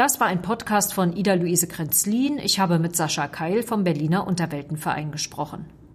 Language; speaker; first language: German; native; German